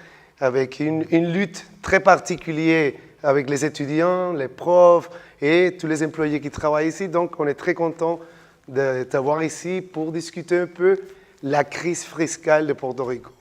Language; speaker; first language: French; non-native, fluent; Spanish